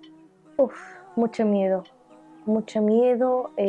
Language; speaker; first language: Spanish; non-native, learner; Arabic